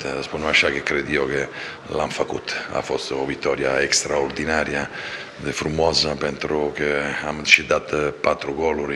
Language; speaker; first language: Romanian; non-native, fluent; Italian